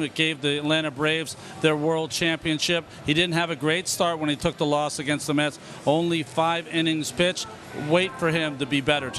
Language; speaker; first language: English; native; English